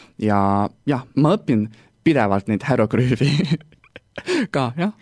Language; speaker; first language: Estonian; non-native, learner; Chinese